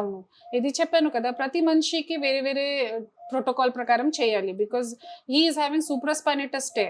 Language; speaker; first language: Telugu; non-native, fluent; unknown